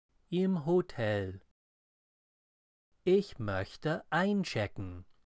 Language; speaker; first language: German; non-native, fluent; English